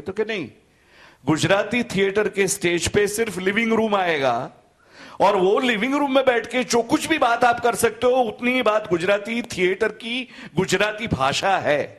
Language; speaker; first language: Hindi; non-native, local second language; Gujarati